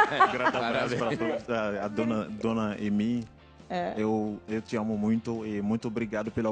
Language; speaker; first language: Portuguese; non-native, fluent; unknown